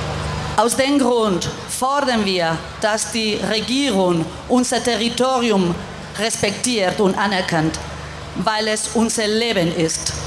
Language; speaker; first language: German; non-native, fluent; Spanish